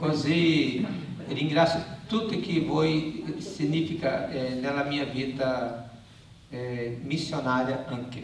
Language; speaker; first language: Italian; non-native, learner; Portuguese